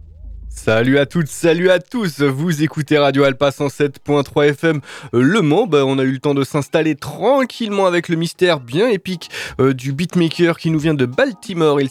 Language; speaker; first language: French; native; French